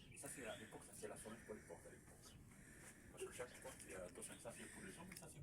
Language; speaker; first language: French; non-native, local second language; Arabic